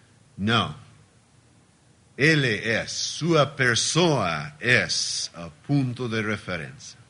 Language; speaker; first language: Spanish; non-native, learner; Portuguese